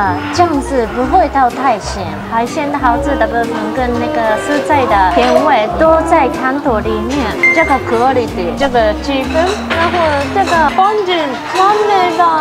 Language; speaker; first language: Chinese; non-native, fluent; Japanese